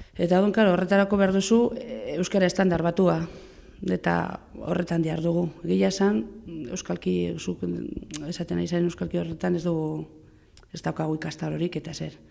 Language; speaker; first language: Basque; native; Basque